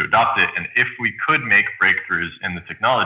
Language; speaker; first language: English; native; English